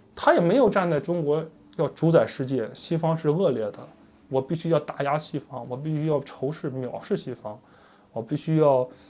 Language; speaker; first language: Chinese; native; Chinese